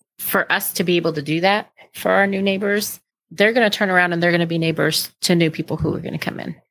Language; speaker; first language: English; native; English